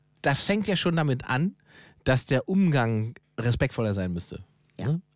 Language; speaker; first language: German; native; German